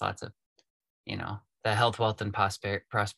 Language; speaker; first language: English; native; English